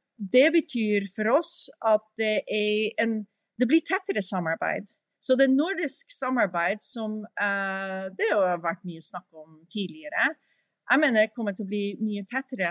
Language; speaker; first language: Norwegian; early bilingual, heritage; English